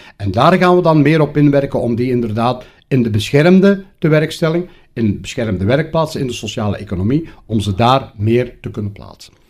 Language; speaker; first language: Dutch; native; Dutch